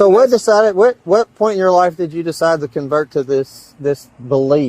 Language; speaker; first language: English; native; English